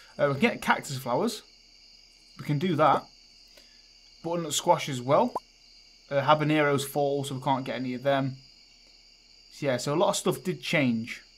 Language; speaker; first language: English; native; English